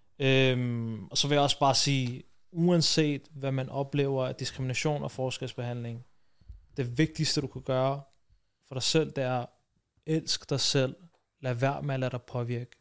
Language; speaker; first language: Danish; early bilingual, other home language; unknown